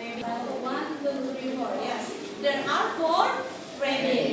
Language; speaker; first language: English; non-native, fluent; Indonesian